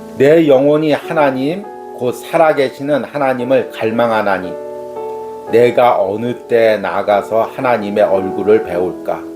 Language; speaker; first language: Korean; native; Korean